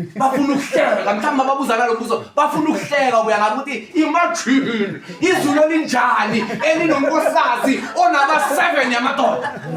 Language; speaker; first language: Zulu; native; Zulu